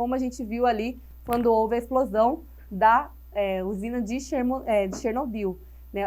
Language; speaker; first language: Portuguese; native; Portuguese